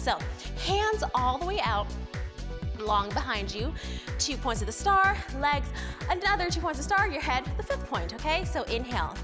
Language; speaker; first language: English; native; English